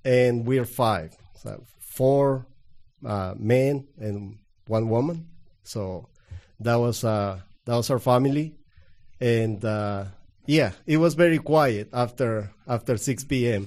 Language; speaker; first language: English; non-native, fluent; Spanish